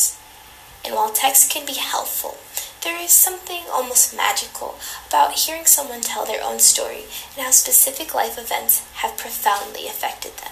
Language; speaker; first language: English; native; English